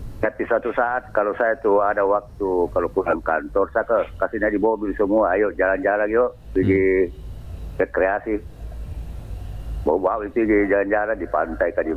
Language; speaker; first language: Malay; non-native, local second language; Buginese